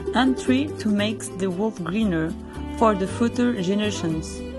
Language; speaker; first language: English; non-native, fluent; Portuguese